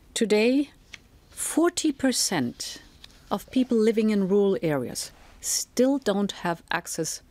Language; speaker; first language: English; non-native, fluent; German